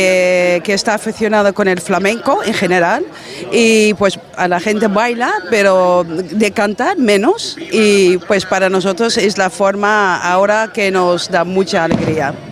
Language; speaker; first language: Spanish; non-native, fluent; Dutch